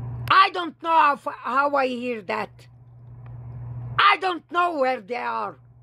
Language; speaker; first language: English; non-native, fluent; Hebrew